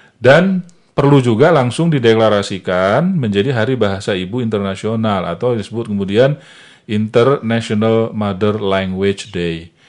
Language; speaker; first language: Indonesian; non-native, local second language; Malay